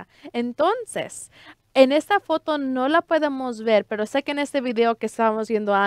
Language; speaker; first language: Spanish; early bilingual, heritage; Spanish